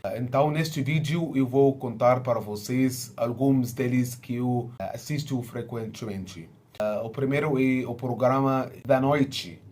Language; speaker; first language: Portuguese; non-native, fluent; Arabic